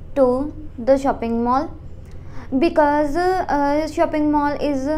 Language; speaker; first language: English; non-native, local second language; Punjabi